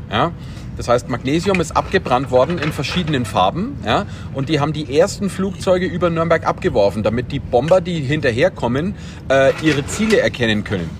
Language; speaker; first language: German; native; German